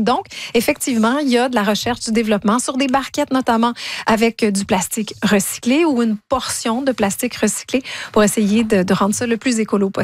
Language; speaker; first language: French; native; French